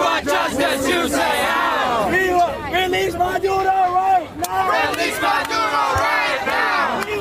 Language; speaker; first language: English; non-native, learner; Spanish